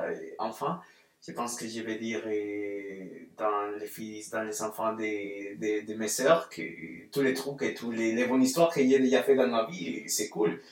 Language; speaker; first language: French; non-native, fluent; Spanish